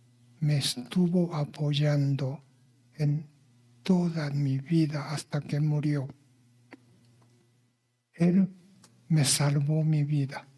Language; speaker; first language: Spanish; non-native, fluent; Japanese